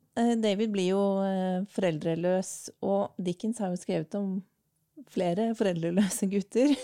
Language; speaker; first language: Norwegian; native; Norwegian